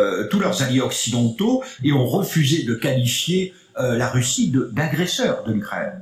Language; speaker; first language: French; native; French